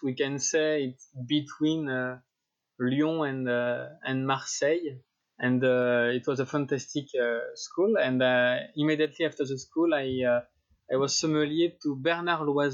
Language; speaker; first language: English; non-native, fluent; French